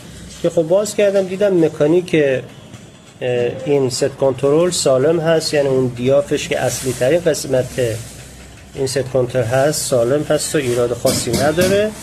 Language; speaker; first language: Persian; native; Persian